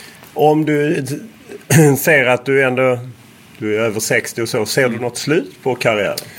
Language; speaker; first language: Swedish; native; Swedish